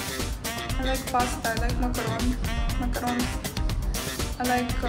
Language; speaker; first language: English; non-native, fluent; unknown